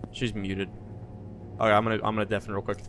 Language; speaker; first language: English; native; English